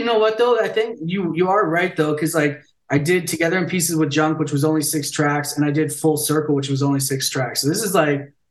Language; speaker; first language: English; native; English